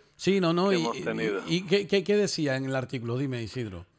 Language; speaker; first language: Spanish; native; Spanish